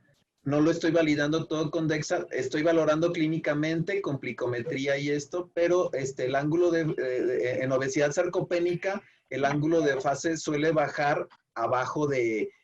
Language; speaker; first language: Spanish; native; Spanish